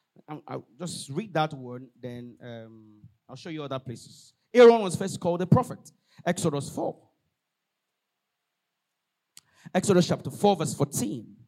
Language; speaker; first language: English; non-native, local second language; Yoruba